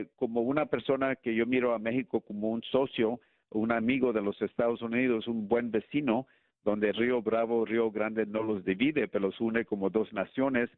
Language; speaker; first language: Spanish; early bilingual, heritage; Spanish